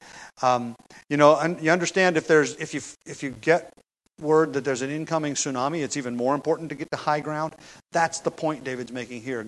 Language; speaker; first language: English; native; English